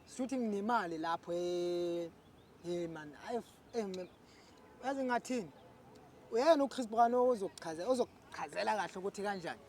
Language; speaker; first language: Zulu; non-native, local second language; Southern Sotho